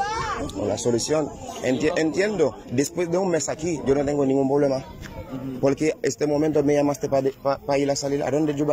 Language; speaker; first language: Spanish; non-native, learner; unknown